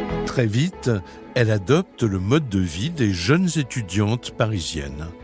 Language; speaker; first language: French; native; French